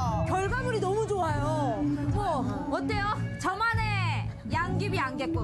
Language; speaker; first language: Korean; native; Korean